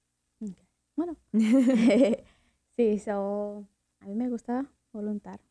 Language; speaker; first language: Spanish; early bilingual, heritage; Spanish